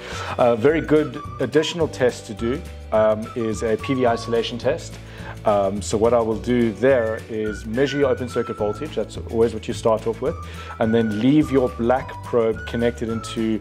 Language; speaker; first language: English; native; English